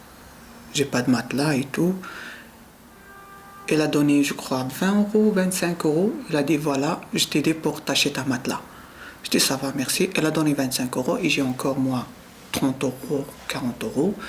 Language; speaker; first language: French; non-native, learner; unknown